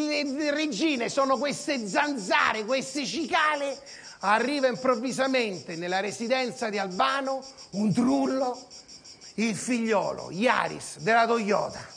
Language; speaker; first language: Italian; native; Italian